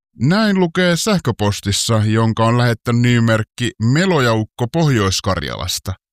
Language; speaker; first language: Finnish; native; Finnish